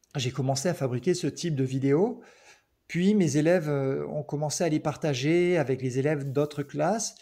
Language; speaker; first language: French; native; French